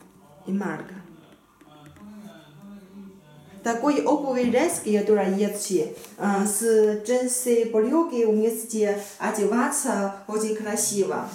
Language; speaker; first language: Russian; non-native, learner; Chinese